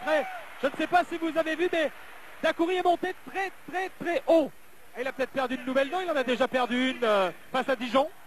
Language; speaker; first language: French; native; French